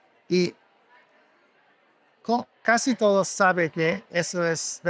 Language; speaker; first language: Spanish; non-native, learner; English